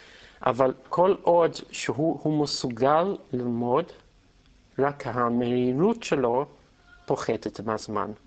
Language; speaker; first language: Hebrew; non-native, fluent; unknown